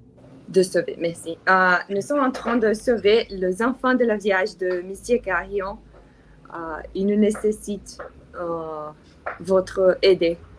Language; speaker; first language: French; non-native, learner; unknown